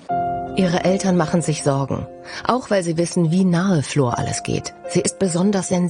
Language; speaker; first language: German; native; German